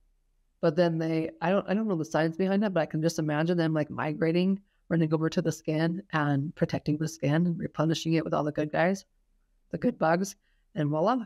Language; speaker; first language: English; native; English